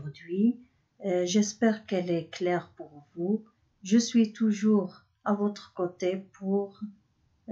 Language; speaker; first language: French; non-native, local second language; Arabic